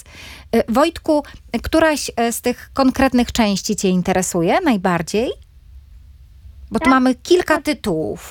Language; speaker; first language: Polish; native; Polish